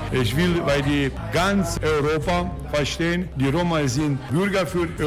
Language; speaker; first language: German; non-native, learner; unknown